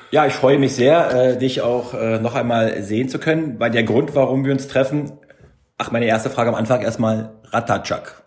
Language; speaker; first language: German; native; German